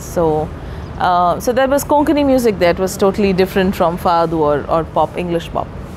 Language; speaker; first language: English; non-native, local second language; Konkani